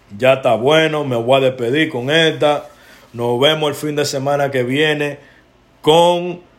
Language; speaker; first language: Spanish; early bilingual, heritage; Spanish